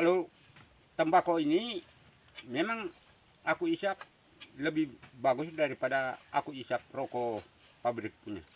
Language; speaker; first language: Indonesian; non-native, local second language; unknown